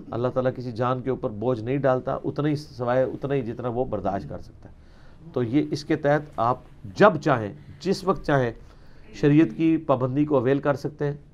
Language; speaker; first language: Urdu; non-native, local second language; Punjabi